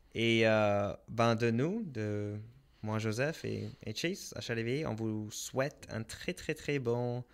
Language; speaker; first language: French; non-native, local second language; English